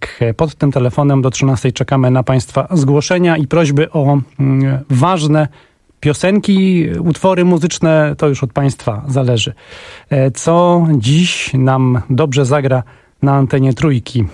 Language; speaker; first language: Polish; native; Polish